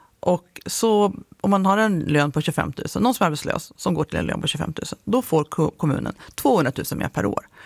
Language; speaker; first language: Swedish; native; Swedish